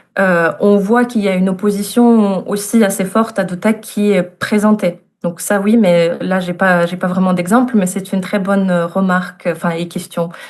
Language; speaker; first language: French; non-native, fluent; Russian